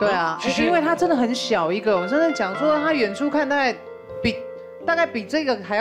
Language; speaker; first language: Chinese; native; Chinese